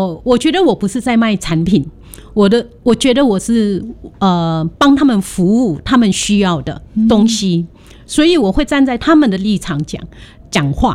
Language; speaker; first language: Chinese; non-native, fluent; Hakka Chinese